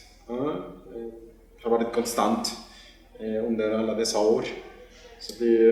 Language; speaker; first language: Swedish; non-native, fluent; Spanish